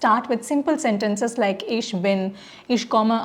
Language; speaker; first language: German; non-native, learner; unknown